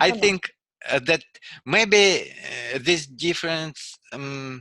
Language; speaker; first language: English; non-native, learner; Russian